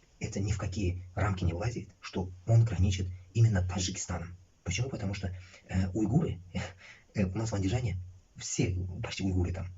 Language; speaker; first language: Russian; non-native, local second language; Uzbek